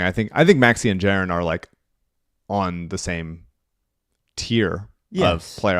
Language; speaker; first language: English; native; English